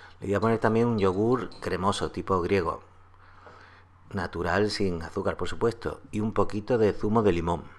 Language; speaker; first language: Spanish; native; Spanish